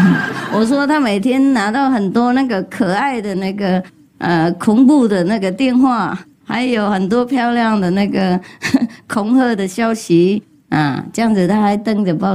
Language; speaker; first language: Chinese; non-native, fluent; Vietnamese